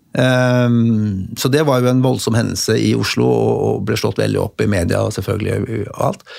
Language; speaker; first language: Norwegian; native; Norwegian